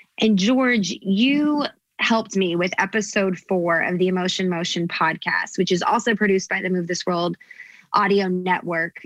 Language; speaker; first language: English; native; English